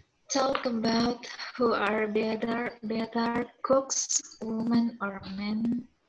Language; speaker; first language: English; non-native, learner; Indonesian